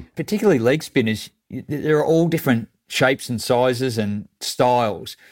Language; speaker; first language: English; native; English